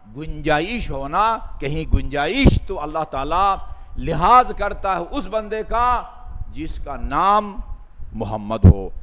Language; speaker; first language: Urdu; non-native, local second language; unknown